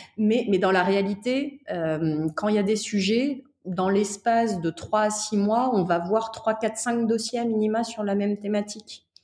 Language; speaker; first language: French; native; French